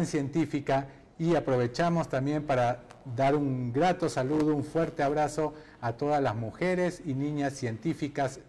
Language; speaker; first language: Spanish; native; Spanish